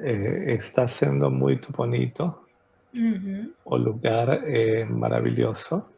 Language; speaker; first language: Portuguese; non-native, learner; Spanish